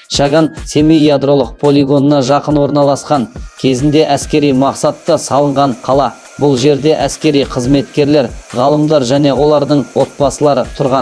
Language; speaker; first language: Kazakh; native; Kazakh